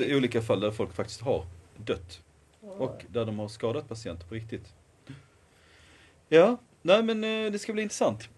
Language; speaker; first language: Swedish; native; Swedish